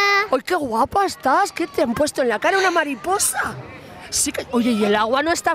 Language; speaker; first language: Spanish; native; Spanish